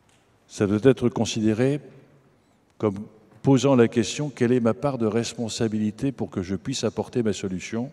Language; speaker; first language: French; native; French